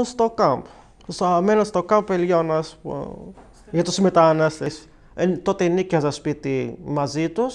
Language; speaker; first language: Greek; non-native, fluent; Arabic